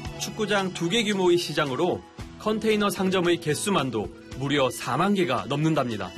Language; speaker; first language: Korean; native; Korean